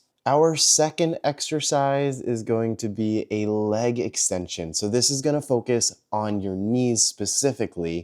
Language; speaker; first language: English; native; English